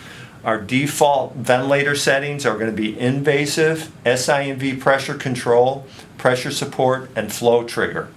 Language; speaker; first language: English; native; English